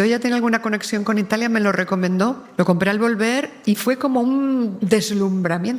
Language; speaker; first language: Spanish; native; Spanish